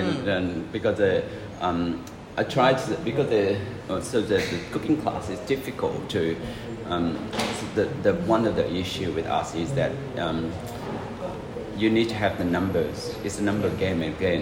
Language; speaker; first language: English; non-native, fluent; Vietnamese